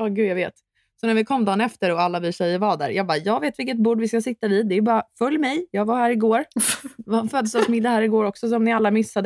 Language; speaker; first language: Swedish; native; Swedish